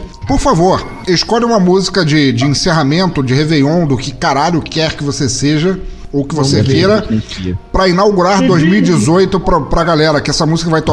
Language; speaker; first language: Portuguese; native; Portuguese